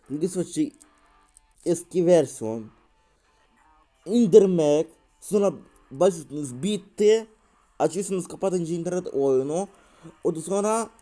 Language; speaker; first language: Turkish; non-native, learner; Russian